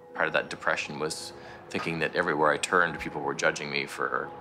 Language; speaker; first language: English; native; English